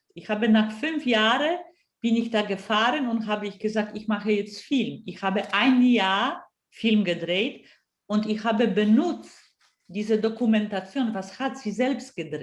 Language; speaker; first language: German; non-native, fluent; Polish